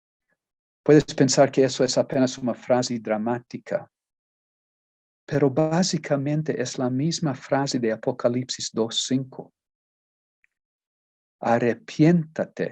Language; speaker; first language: Spanish; non-native, fluent; Portuguese